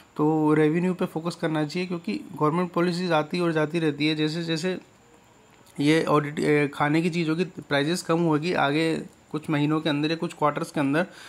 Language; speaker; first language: Hindi; native; Hindi